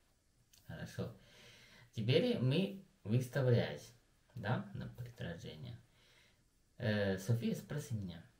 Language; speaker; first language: Russian; non-native, learner; Chinese